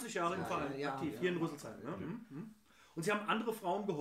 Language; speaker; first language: German; native; German